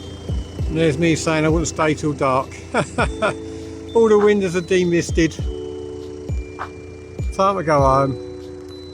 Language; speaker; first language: English; native; English